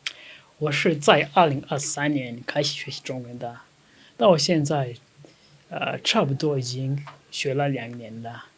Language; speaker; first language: Chinese; non-native, fluent; Kinyarwanda